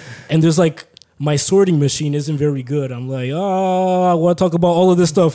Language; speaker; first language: English; early bilingual, other home language; Spanish